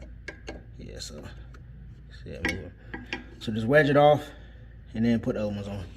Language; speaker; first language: English; native; English